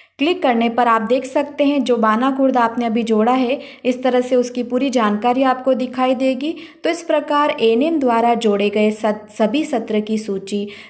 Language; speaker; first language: Hindi; native; Hindi